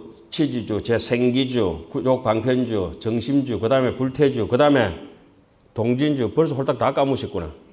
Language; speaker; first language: Korean; native; Korean